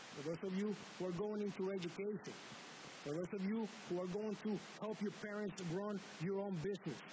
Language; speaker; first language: English; early bilingual, other home language; Spanish